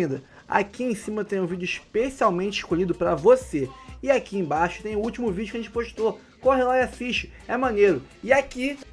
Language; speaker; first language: Portuguese; native; Portuguese